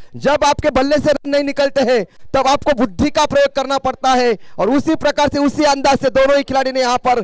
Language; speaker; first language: Hindi; non-native, local second language; Marathi